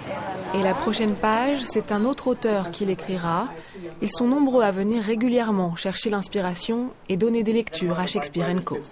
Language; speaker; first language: French; native; French